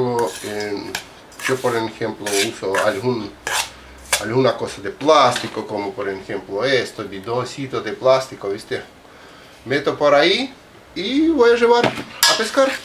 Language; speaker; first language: Spanish; non-native, fluent; Russian